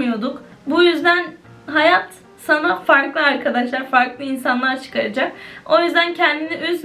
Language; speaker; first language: Turkish; native; Turkish